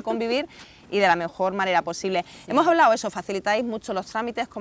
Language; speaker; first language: Spanish; native; Spanish